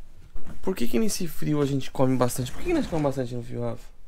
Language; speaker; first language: Portuguese; native; Portuguese